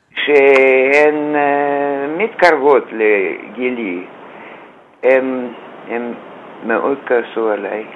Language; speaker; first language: Hebrew; non-native, fluent; Russian